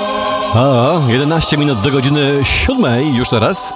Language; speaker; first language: Polish; native; Polish